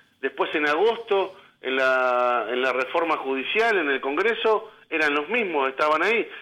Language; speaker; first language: Spanish; native; Spanish